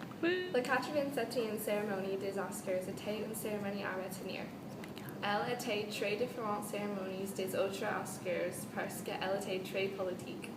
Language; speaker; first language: French; non-native, learner; English